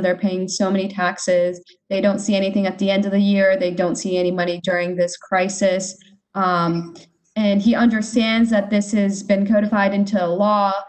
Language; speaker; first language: English; early bilingual, other home language; Spanish